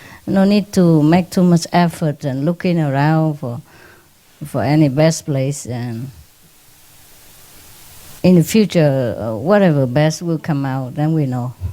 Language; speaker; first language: English; non-native, fluent; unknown